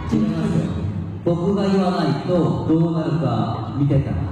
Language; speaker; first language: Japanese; non-native, learner; Korean